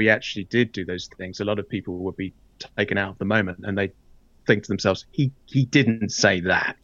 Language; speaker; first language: English; native; English